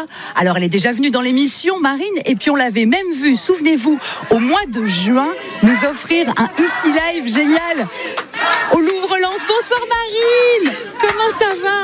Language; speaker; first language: French; native; French